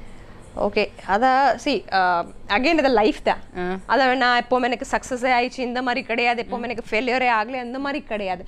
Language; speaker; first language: Tamil; non-native, learner; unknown